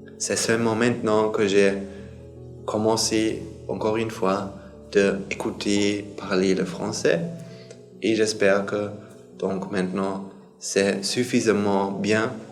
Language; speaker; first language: French; non-native, learner; German